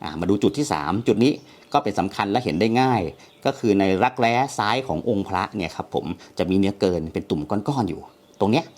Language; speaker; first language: Thai; native; Thai